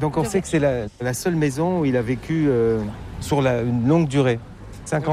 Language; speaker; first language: French; native; French